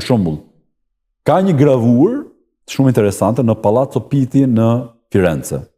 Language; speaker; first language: Albanian; native; Albanian